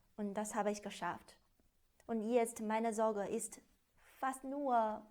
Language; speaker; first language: German; non-native, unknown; Chinese